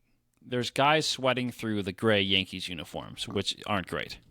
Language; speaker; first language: English; native; English